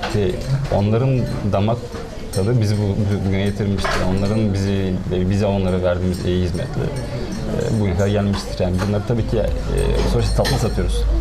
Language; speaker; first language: Turkish; native; Turkish